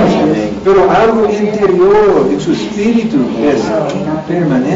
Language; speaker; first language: Spanish; non-native, learner; English